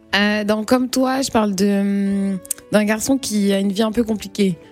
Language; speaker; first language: French; native; French